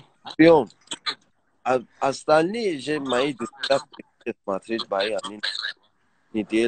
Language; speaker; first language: Russian; non-native, learner; Persian